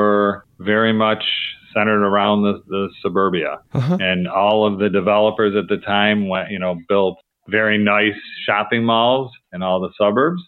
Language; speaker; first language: English; native; English